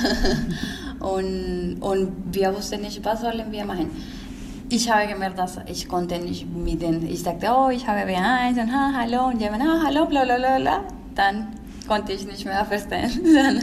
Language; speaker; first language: German; non-native, learner; Spanish